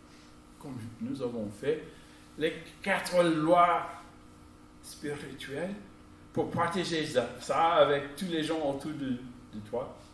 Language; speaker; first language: French; non-native, fluent; English